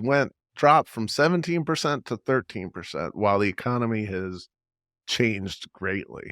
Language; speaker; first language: English; native; English